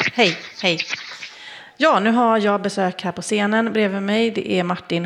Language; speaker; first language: Swedish; native; Swedish